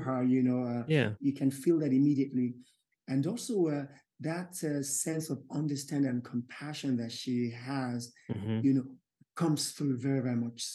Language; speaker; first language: English; non-native, local second language; Yoruba